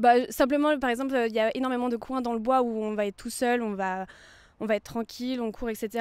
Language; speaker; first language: French; native; French